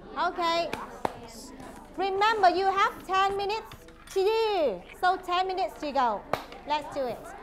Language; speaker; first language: English; non-native, fluent; Vietnamese